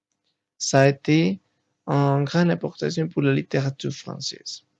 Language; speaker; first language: French; non-native, learner; Spanish